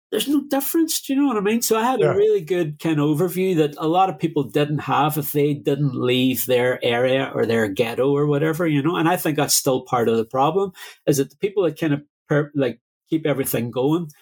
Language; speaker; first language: English; native; English